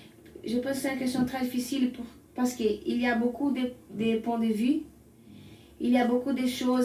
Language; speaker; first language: French; non-native, learner; Portuguese